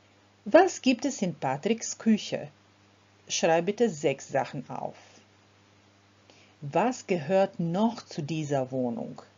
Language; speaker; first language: German; non-native, fluent; Croatian